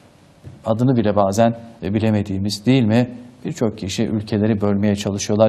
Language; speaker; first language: Turkish; native; Turkish